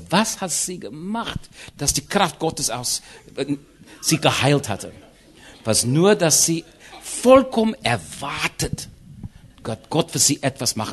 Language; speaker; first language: German; non-native, learner; English